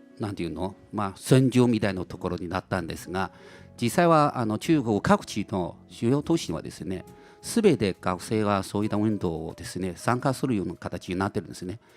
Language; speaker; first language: Japanese; non-native, fluent; Chinese